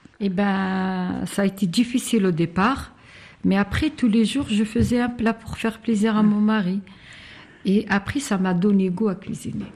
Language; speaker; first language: French; non-native, local second language; Arabic